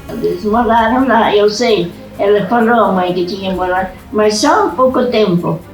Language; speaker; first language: Portuguese; non-native, local second language; German